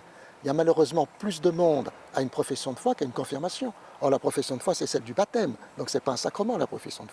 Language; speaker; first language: French; native; French